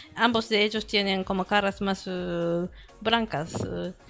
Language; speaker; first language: Spanish; non-native, fluent; Japanese